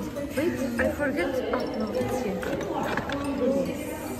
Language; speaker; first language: English; non-native, learner; Japanese